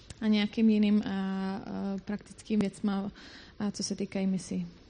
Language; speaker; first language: Czech; non-native, fluent; Croatian